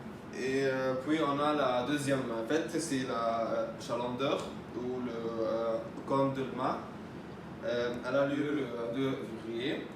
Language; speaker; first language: French; non-native, learner; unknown